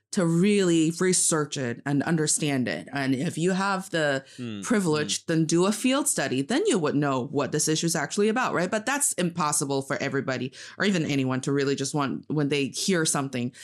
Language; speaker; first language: English; non-native, fluent; Chinese